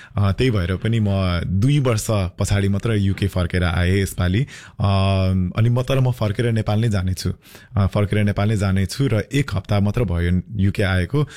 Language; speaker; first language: Nepali; early bilingual, heritage; Nepali